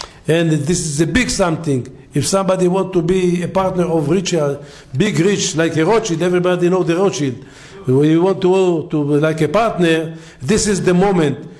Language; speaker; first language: English; non-native, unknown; Hebrew